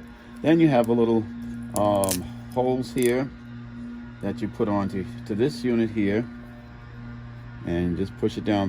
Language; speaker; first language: English; native; English